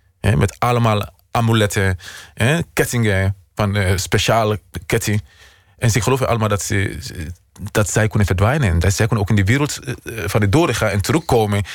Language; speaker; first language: Dutch; non-native, fluent; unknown